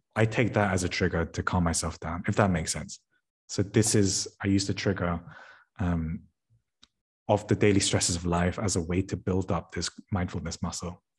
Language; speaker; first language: English; native; English